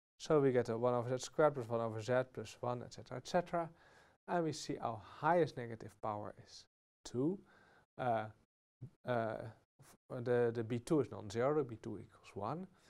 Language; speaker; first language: English; non-native, fluent; Dutch